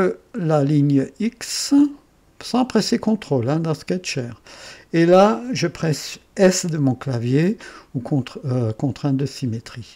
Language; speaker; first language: French; native; French